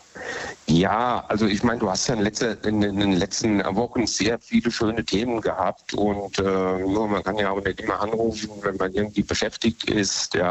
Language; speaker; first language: German; native; German